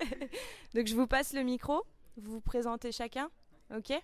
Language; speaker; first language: French; native; French